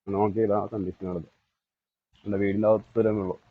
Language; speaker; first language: Malayalam; native; Malayalam